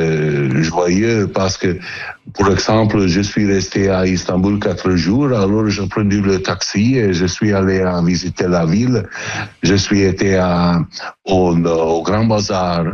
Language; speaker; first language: French; non-native, learner; Italian